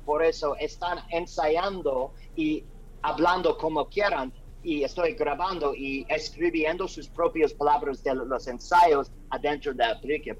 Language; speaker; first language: Spanish; non-native, learner; English